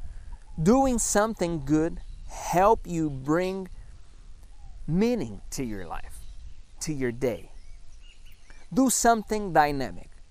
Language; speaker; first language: English; non-native, fluent; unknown